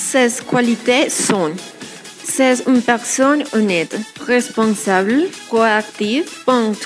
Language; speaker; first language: French; non-native, learner; Spanish